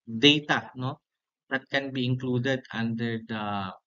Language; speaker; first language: English; non-native, local second language; Filipino